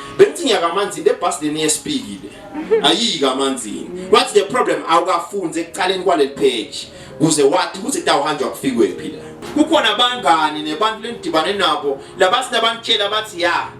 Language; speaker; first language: Zulu; non-native, local second language; Swati